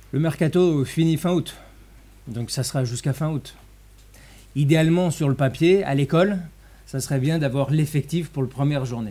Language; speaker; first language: French; native; French